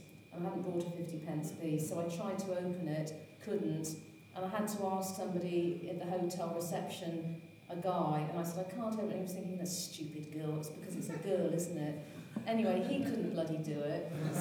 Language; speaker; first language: English; native; English